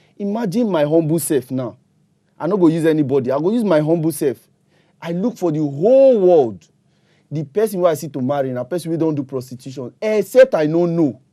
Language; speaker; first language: Nigerian Pidgin; native; Nigerian Pidgin